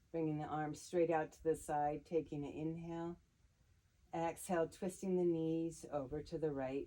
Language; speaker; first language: English; native; English